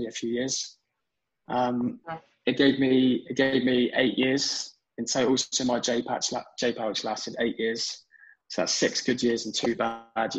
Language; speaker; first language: English; native; English